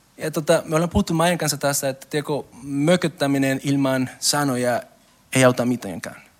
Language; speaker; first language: Finnish; non-native, learner; Spanish